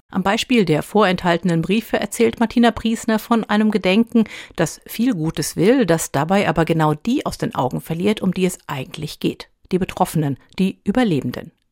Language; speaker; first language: German; native; German